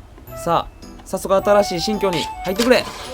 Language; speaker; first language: Japanese; native; Japanese